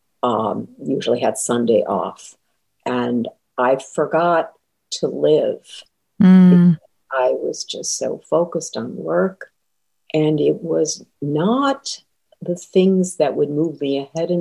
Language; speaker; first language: English; native; English